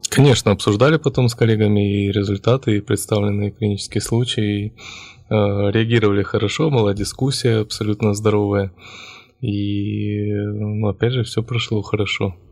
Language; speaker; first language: Russian; native; Russian